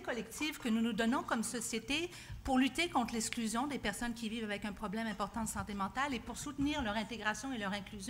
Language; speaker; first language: French; native; French